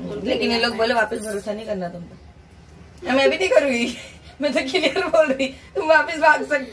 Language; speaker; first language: Hindi; native; Hindi